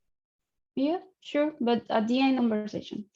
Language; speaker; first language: English; non-native, learner; Spanish